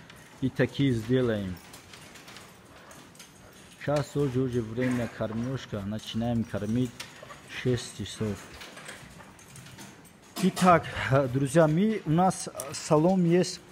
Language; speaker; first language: Russian; non-native, fluent; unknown